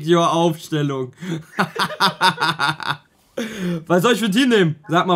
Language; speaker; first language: German; native; German